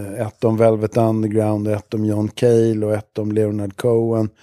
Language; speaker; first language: Swedish; native; Swedish